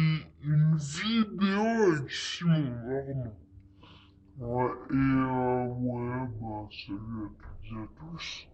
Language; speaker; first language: French; native; French